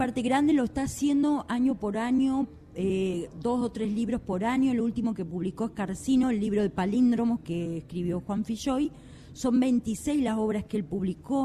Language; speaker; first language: Spanish; native; Spanish